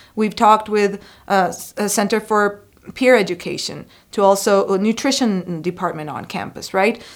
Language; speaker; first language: English; non-native, fluent; Spanish